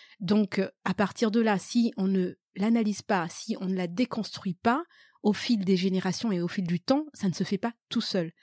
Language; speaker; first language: French; early bilingual, other home language; Malagasy